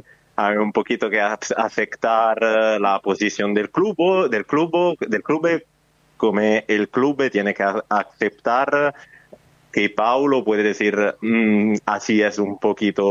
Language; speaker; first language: Spanish; non-native, fluent; Italian